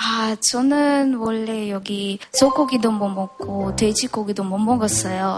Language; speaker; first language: Korean; non-native, learner; Sinhala